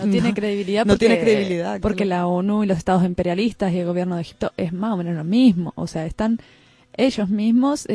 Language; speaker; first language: Spanish; native; Spanish